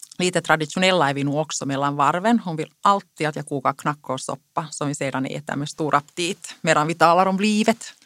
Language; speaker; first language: Swedish; non-native, local second language; Finnish